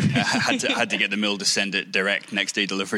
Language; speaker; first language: English; native; English